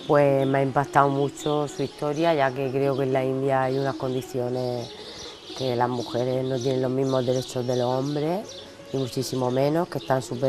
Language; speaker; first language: Spanish; native; Spanish